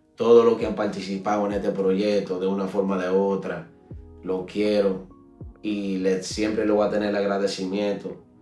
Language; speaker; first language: Spanish; early bilingual, heritage; Spanish